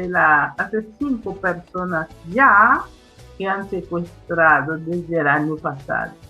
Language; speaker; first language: Spanish; non-native, fluent; Haitian Creole